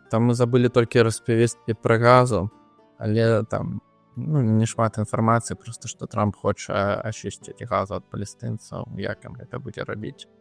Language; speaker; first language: Belarusian; non-native, local second language; Russian